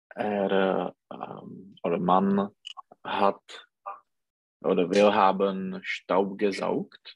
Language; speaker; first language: German; non-native, learner; Czech